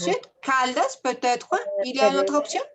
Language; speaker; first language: French; non-native, fluent; Spanish